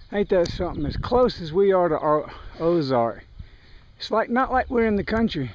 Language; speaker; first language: English; native; English